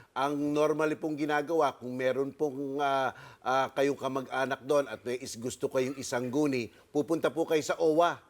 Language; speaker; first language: Filipino; native; Filipino